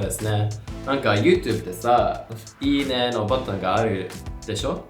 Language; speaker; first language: Japanese; non-native, learner; English